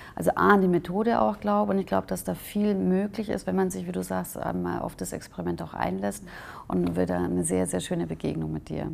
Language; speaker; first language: German; native; German